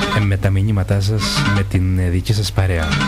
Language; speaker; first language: Greek; native; Greek